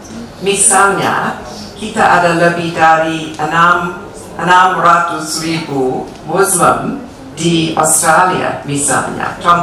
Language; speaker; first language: Indonesian; non-native, fluent; English